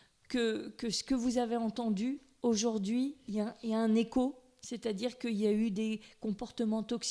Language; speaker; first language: French; native; French